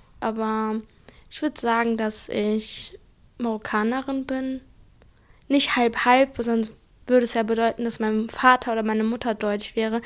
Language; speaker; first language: German; early bilingual, other home language; Arabic